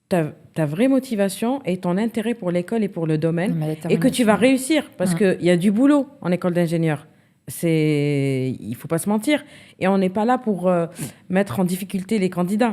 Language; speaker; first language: French; native; French